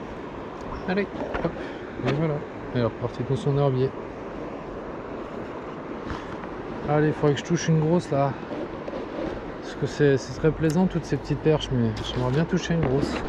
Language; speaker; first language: French; native; French